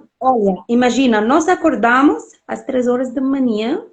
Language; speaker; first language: Portuguese; non-native, fluent; Arabic